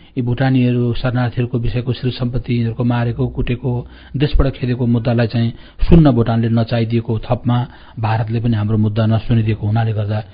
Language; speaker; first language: Nepali; native; Nepali